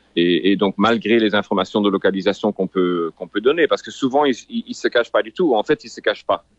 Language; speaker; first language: French; non-native, local second language; Haitian Creole